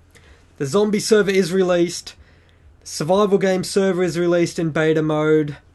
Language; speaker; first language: English; native; English